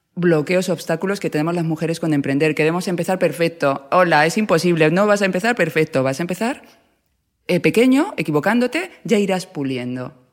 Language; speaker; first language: Spanish; native; Spanish